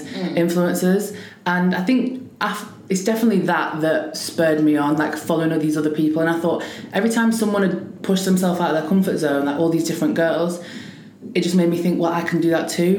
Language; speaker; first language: English; native; English